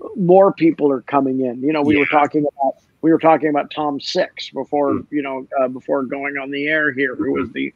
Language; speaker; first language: English; native; English